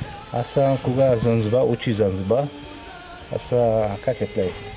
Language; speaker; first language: Bulgarian; non-native, learner; Swahili